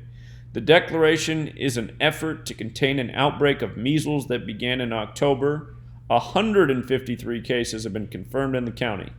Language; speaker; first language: English; native; English